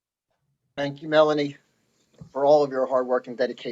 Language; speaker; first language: English; native; English